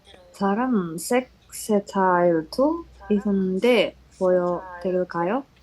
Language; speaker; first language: Korean; non-native, learner; Indonesian